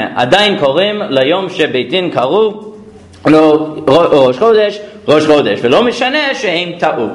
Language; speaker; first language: Hebrew; non-native, fluent; English